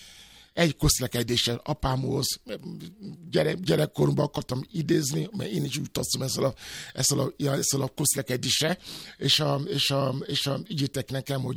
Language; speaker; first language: Hungarian; non-native, fluent; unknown